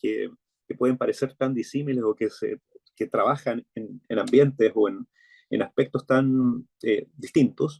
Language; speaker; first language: Spanish; native; Spanish